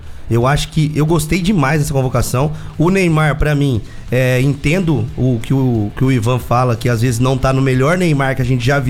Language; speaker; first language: Portuguese; native; Portuguese